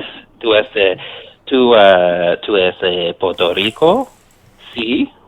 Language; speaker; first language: Spanish; non-native, learner; English